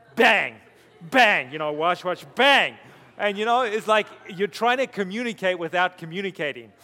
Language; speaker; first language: English; native; English